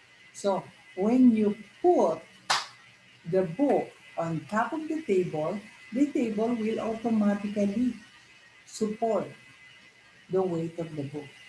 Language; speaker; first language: English; non-native, local second language; Filipino